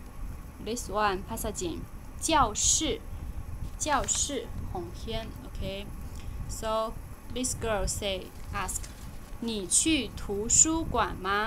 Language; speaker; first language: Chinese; non-native, fluent; Lao